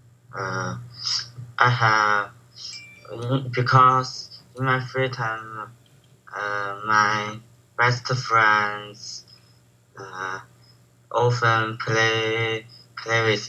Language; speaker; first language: English; non-native, learner; Chinese